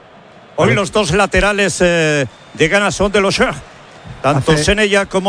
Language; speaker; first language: Spanish; native; Spanish